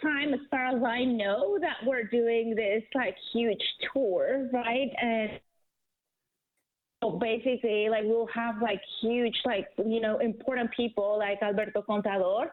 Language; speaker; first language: English; non-native, fluent; German